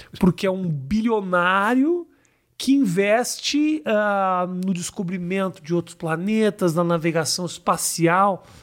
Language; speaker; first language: Portuguese; native; Portuguese